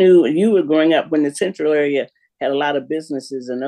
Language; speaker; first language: English; native; English